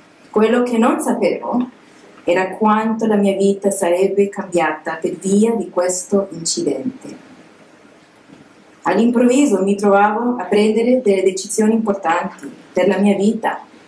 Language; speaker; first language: Italian; non-native, fluent; English